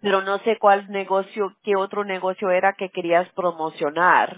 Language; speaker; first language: Spanish; early bilingual, heritage; Spanish